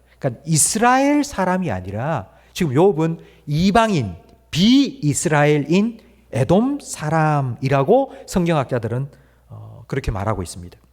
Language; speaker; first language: Korean; native; Korean